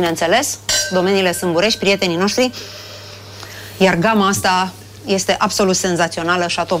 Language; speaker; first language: Romanian; native; Romanian